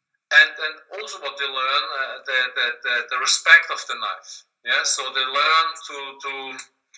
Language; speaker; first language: English; non-native, learner; German